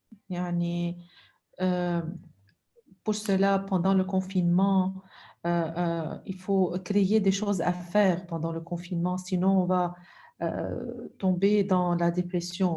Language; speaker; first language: French; non-native, local second language; Arabic